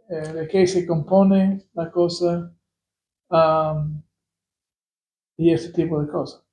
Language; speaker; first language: Spanish; non-native, fluent; English